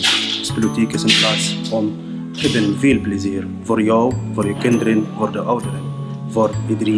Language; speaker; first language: Dutch; non-native, learner; Arabic